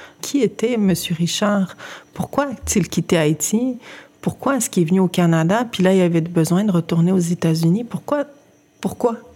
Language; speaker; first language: French; early bilingual, other home language; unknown